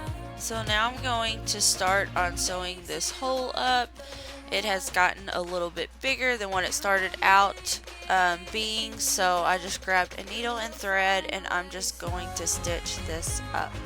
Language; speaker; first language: English; native; English